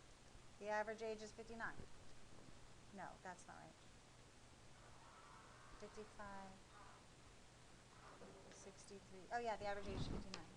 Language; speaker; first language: English; native; English